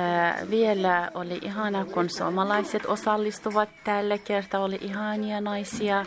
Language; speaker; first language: Finnish; non-native, learner; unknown